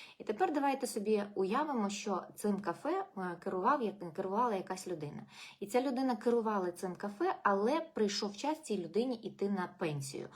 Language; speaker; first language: Ukrainian; non-native, local second language; Russian